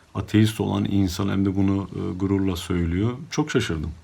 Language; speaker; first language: Turkish; native; Turkish